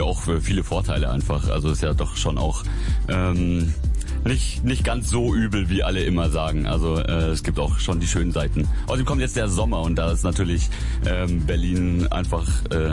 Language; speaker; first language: German; native; German